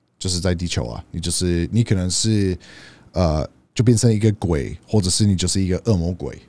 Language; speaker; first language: Chinese; non-native, fluent; English